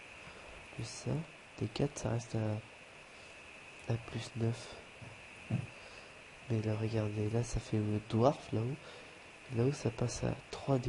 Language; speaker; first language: French; native; French